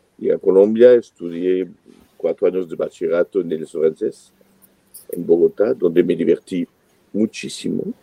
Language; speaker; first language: Spanish; non-native, fluent; French